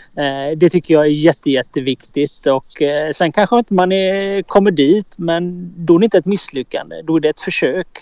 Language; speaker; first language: Swedish; native; Swedish